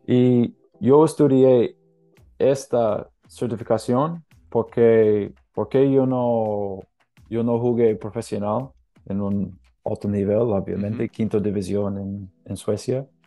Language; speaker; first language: Spanish; non-native, learner; English